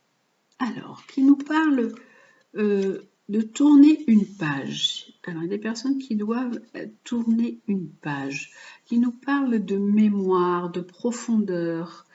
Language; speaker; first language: French; native; French